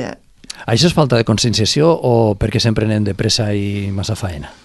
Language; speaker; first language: Catalan; native; Catalan